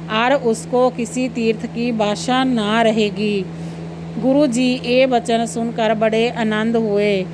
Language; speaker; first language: Hindi; non-native, local second language; Punjabi